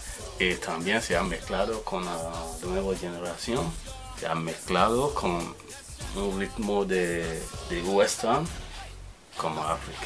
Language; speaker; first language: Spanish; non-native, learner; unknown